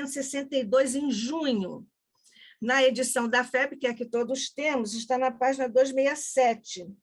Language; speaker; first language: Portuguese; native; Portuguese